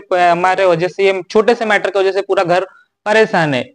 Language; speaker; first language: Hindi; non-native, local second language; Marathi